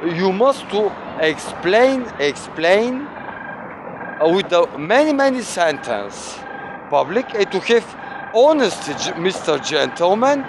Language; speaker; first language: English; non-native, learner; Bulgarian